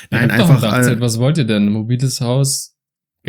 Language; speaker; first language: German; native; German